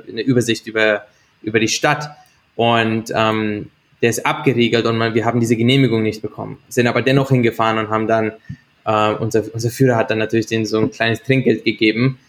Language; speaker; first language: German; native; German